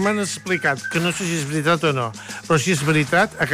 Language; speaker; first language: Catalan; native; Catalan